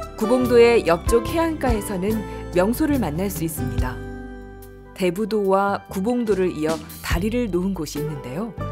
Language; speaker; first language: Korean; native; Korean